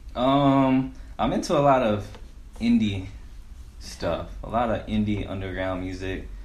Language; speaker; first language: English; native; English